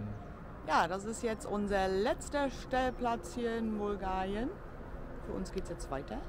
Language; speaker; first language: German; native; German